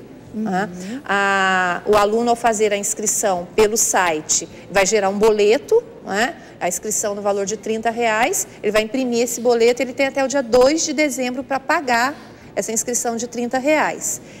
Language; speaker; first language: Portuguese; native; Portuguese